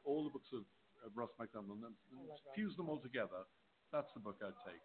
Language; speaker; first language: English; native; English